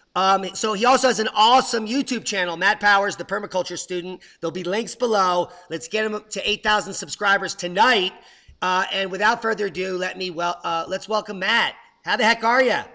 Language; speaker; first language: English; native; English